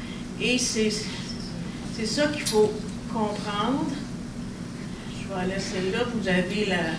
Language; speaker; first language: French; native; French